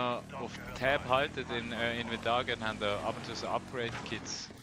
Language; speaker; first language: German; native; German